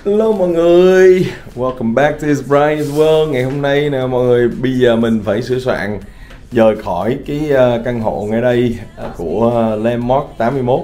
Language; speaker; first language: Vietnamese; early bilingual, heritage; Vietnamese